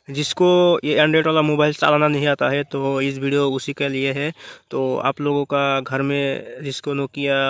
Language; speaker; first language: Hindi; non-native, local second language; Bangla